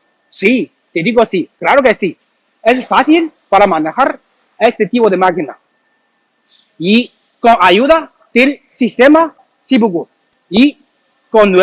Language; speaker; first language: Spanish; non-native, learner; Chinese